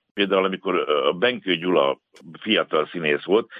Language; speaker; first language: Hungarian; native; Hungarian